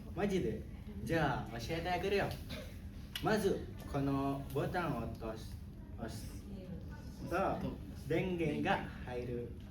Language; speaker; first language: Japanese; non-native, learner; Indonesian